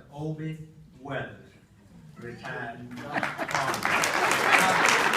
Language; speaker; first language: English; native; English